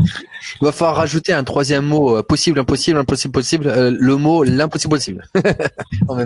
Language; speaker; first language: French; native; French